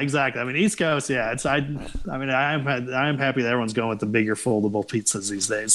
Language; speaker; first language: English; native; English